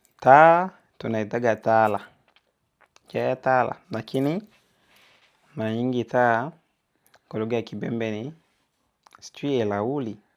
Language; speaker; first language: Swahili; non-native, local second language; Bembe